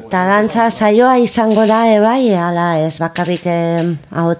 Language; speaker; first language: Basque; non-native, local second language; Spanish